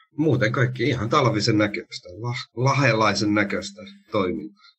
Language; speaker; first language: Finnish; native; Finnish